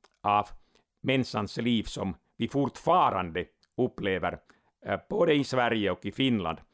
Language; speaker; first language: Swedish; non-native, local second language; Finnish